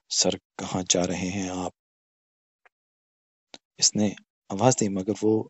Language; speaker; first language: Urdu; non-native, local second language; Pashto